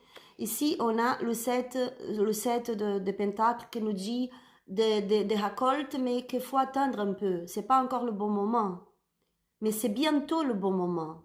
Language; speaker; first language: French; non-native, learner; Spanish